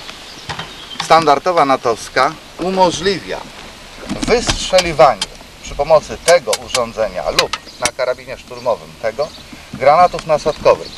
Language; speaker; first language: Polish; native; Polish